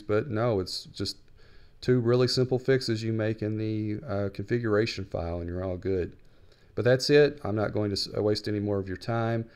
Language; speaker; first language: English; native; English